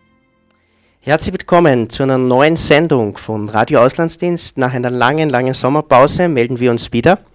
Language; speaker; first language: German; native; German